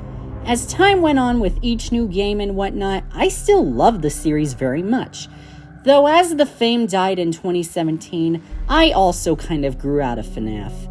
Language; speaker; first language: English; native; English